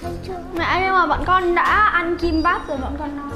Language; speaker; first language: Vietnamese; native; Vietnamese